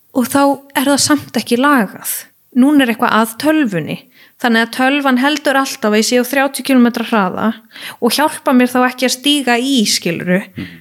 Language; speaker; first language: Icelandic; early bilingual, heritage; Icelandic